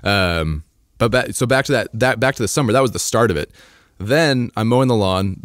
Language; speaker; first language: English; native; English